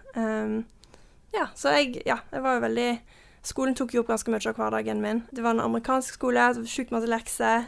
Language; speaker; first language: Norwegian; early bilingual, heritage; Norwegian